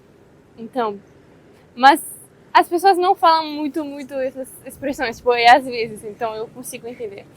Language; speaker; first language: Portuguese; non-native, fluent; French